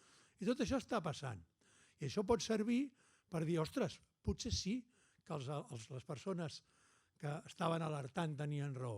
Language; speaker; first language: Catalan; native; Catalan